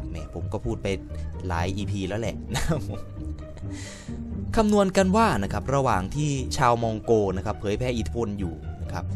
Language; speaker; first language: Thai; native; Thai